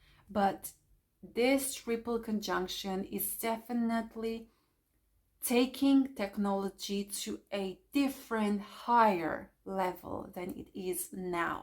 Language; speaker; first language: English; non-native, fluent; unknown